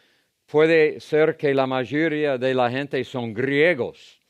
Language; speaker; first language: Spanish; non-native, fluent; English